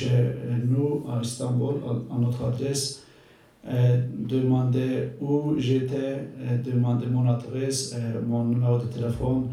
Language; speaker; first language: French; non-native, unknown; Turkish